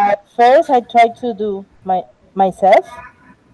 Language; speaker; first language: English; non-native, learner; Spanish